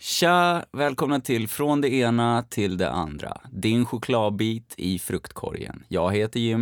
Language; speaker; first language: Swedish; native; Swedish